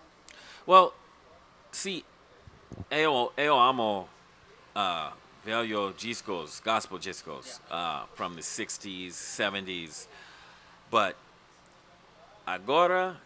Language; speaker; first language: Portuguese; non-native, learner; English